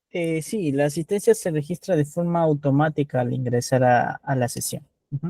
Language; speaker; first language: Spanish; native; Spanish